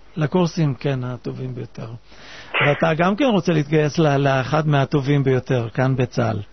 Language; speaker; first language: Hebrew; native; Hebrew